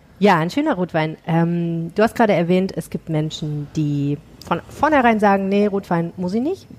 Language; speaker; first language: German; native; German